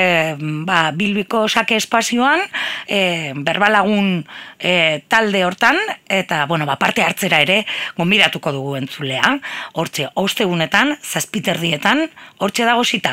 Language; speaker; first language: Basque; native; Basque